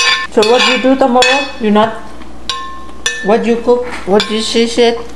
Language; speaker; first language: English; non-native, learner; Javanese